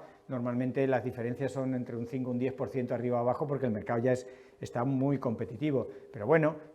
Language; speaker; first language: Spanish; native; Spanish